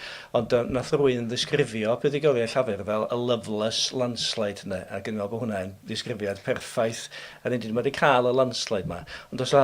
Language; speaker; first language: Welsh; native; Welsh